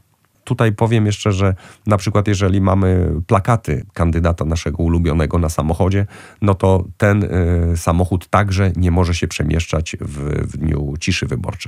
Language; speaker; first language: Polish; native; Polish